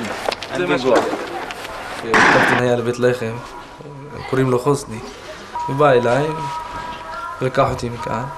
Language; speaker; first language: Hebrew; non-native, local second language; Arabic